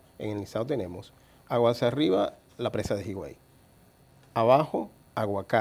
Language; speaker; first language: Spanish; native; Spanish